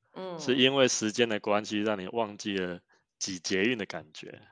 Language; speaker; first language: Chinese; non-native, local second language; Min Nan Chinese